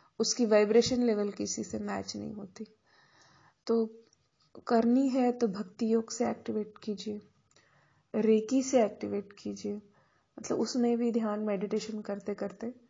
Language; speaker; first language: Hindi; non-native, local second language; Marathi